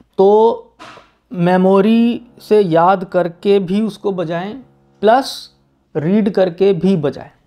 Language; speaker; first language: Hindi; native; Hindi